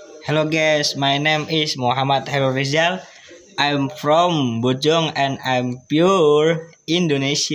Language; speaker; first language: English; non-native, learner; Indonesian